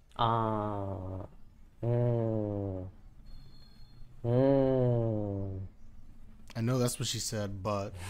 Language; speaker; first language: English; non-native, fluent; Indonesian